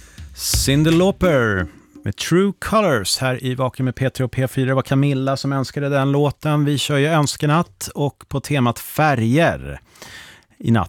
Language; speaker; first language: Swedish; native; Swedish